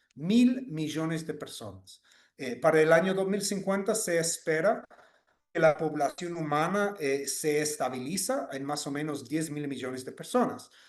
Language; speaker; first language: Spanish; non-native, fluent; English